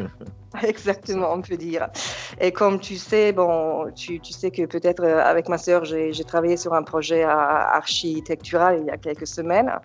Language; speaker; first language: French; non-native, fluent; German